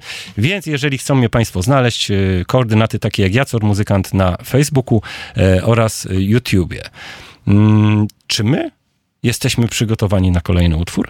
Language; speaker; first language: Polish; native; Polish